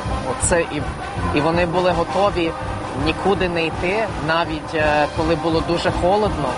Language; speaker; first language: Ukrainian; non-native, fluent; English